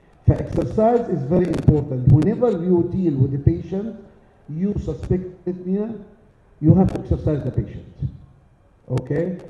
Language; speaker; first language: English; non-native, fluent; Arabic